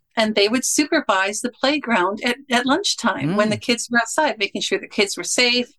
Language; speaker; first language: English; native; English